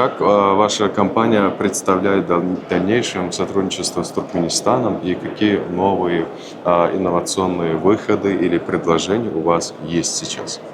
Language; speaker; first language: Russian; non-native, local second language; Turkmen